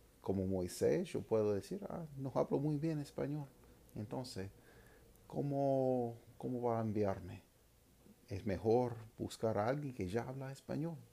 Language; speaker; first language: Spanish; non-native, fluent; English